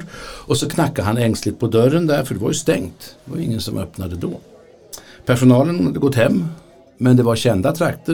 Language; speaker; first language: Swedish; native; Swedish